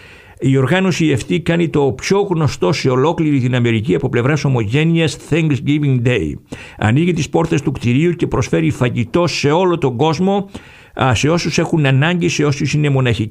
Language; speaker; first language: Greek; native; Greek